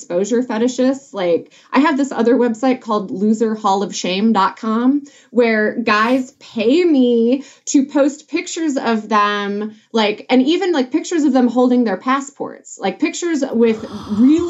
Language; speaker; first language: English; native; English